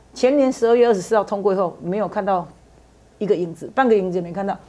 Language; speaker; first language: Chinese; native; Chinese